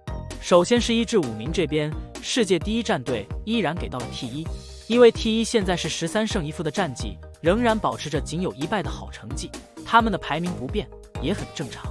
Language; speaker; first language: Chinese; native; Chinese